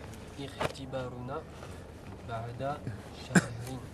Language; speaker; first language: Arabic; non-native, learner; French